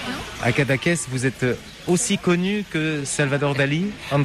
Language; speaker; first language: French; native; French